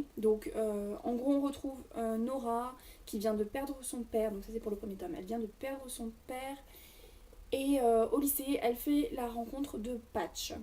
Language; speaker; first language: French; native; French